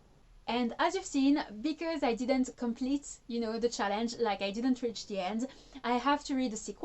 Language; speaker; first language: English; non-native, fluent; French